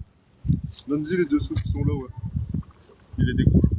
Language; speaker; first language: French; native; French